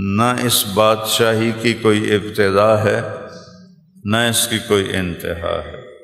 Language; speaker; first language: Urdu; non-native, local second language; Punjabi